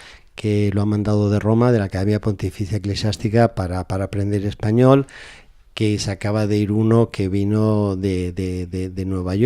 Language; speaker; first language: Spanish; native; Spanish